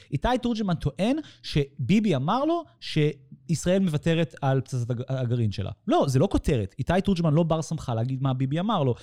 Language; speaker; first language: Hebrew; native; Hebrew